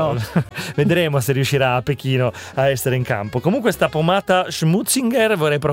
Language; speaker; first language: Italian; native; Italian